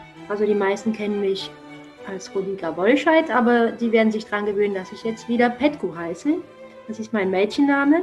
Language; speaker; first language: German; non-native, fluent; Romanian